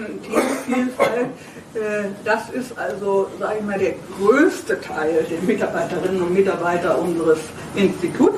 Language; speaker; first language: German; native; German